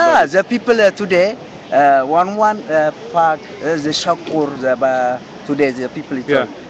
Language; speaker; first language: English; non-native, learner; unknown